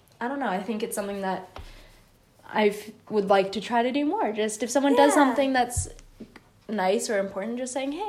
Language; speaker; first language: English; native; English